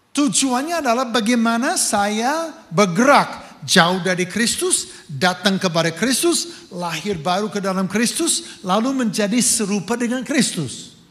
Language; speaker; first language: Indonesian; non-native, fluent; English